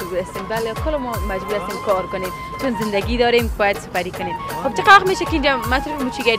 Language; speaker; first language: Persian; native; Persian